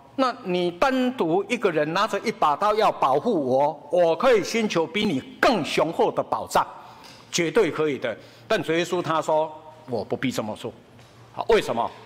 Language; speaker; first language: Chinese; native; Chinese